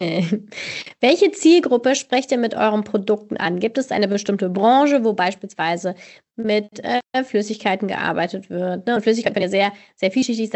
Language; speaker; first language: German; native; German